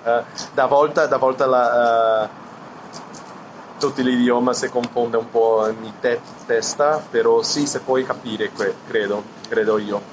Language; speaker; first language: Italian; non-native, learner; Portuguese